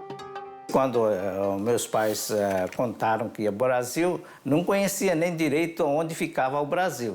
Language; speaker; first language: Portuguese; early bilingual, other home language; Japanese